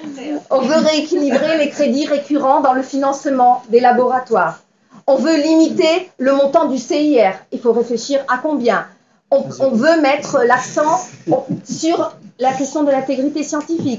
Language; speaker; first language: French; native; French